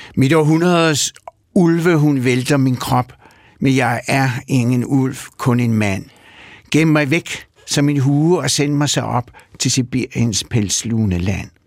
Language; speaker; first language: Danish; early bilingual, other home language; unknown